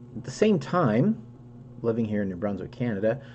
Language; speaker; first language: English; native; English